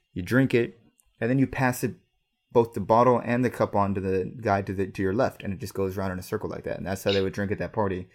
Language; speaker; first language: English; native; English